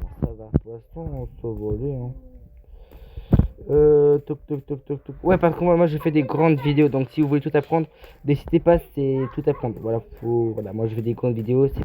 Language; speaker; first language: French; native; French